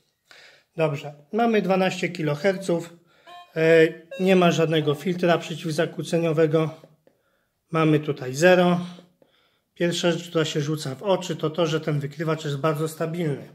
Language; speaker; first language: Polish; native; Polish